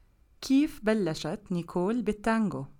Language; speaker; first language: Arabic; native; Arabic